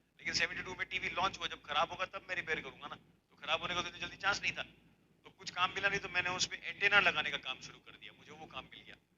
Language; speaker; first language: Hindi; native; Hindi